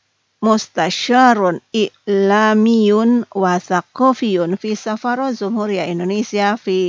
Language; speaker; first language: Arabic; non-native, fluent; Indonesian